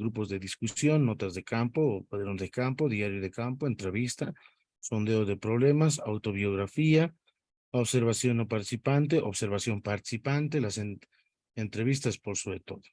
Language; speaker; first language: Spanish; native; Spanish